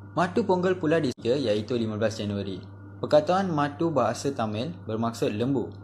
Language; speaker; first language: Malay; non-native, local second language; Tamil